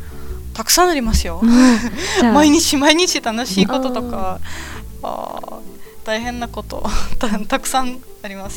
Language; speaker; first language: Japanese; non-native, fluent; Latvian